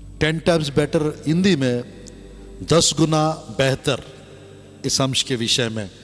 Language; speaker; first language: Hindi; non-native, local second language; Telugu